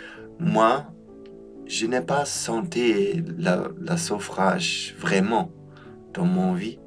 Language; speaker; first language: French; non-native, fluent; German